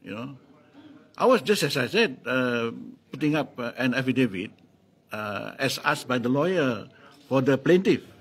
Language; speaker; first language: English; non-native, local second language; Malay